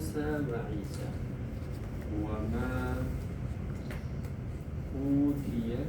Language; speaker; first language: Arabic; non-native, fluent; Malay